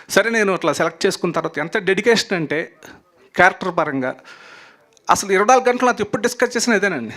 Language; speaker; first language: Telugu; native; Telugu